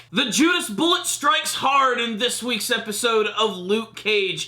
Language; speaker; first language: English; native; English